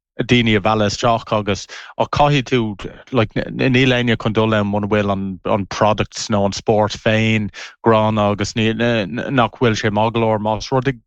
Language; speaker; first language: Irish; non-native, local second language; English